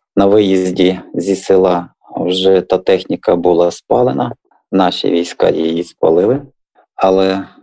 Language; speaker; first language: Ukrainian; native; Ukrainian